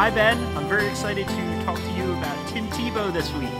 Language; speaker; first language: English; native; English